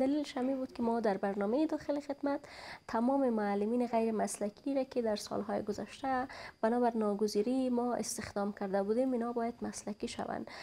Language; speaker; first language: Persian; native; Persian